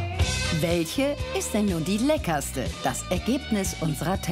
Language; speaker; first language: German; native; German